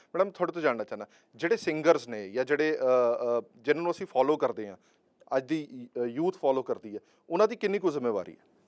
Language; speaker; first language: Punjabi; native; Punjabi